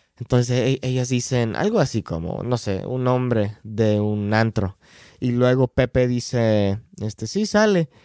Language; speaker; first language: Spanish; non-native, fluent; English